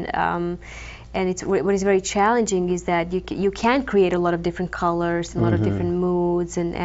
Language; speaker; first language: English; non-native, fluent; Croatian